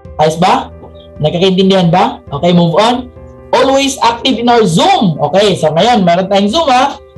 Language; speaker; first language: Filipino; non-native, local second language; Cebuano